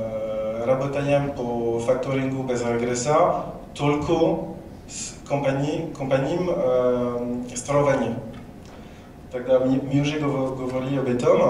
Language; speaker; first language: Russian; non-native, learner; French